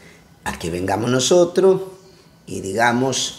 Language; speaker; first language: Spanish; native; Spanish